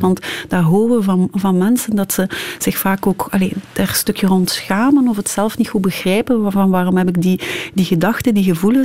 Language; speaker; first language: Dutch; native; Dutch